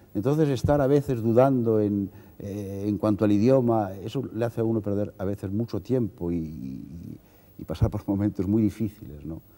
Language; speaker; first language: Spanish; native; Spanish